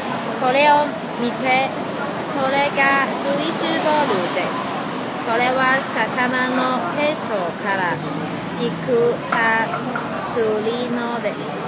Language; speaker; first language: Japanese; non-native, learner; Cantonese